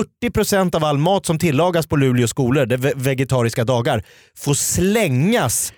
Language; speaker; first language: Swedish; native; Swedish